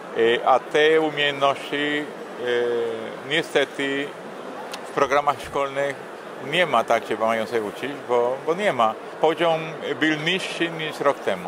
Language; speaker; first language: Polish; non-native, fluent; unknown